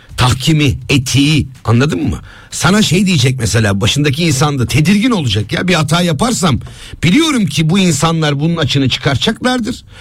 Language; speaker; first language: Turkish; native; Turkish